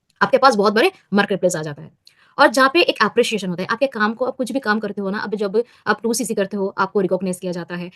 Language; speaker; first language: Hindi; non-native, local second language; Bangla